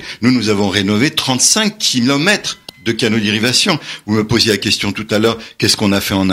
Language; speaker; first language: French; native; French